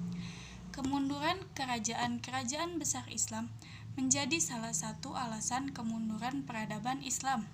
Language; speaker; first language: Indonesian; native; Indonesian